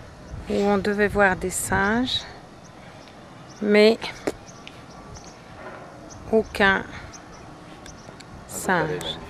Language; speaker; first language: French; native; French